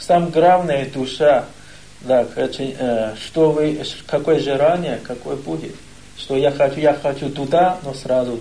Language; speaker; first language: Russian; non-native, learner; Chinese